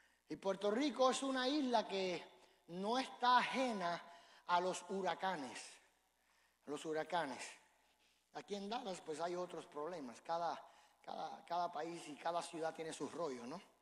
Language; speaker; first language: Spanish; native; Spanish